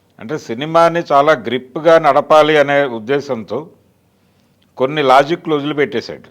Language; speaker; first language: Telugu; native; Telugu